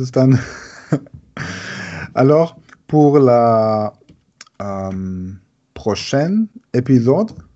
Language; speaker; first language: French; non-native, learner; German